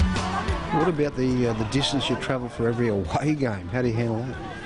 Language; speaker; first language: English; native; English